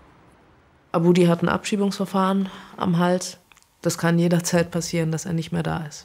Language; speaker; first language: German; native; German